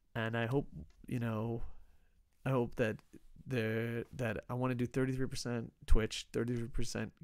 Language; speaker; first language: English; native; English